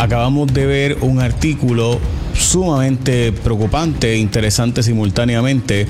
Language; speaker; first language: Spanish; native; Spanish